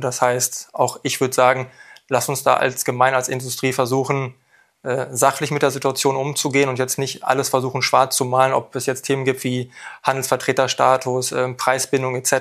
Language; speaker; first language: German; native; German